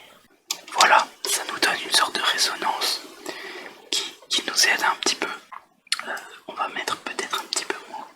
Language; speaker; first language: French; native; French